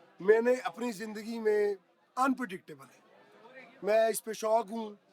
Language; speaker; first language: Urdu; non-native, local second language; Punjabi